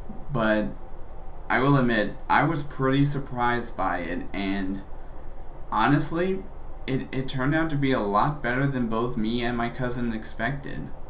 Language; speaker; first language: English; native; English